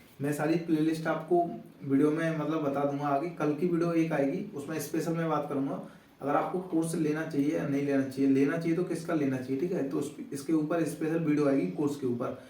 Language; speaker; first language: Hindi; native; Hindi